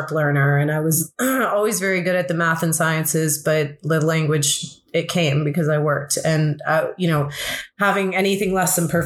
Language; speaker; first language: English; early bilingual, other home language; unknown